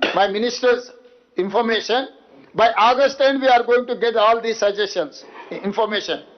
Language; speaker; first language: English; non-native, local second language; Telugu